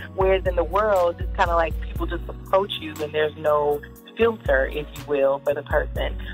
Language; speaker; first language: English; native; English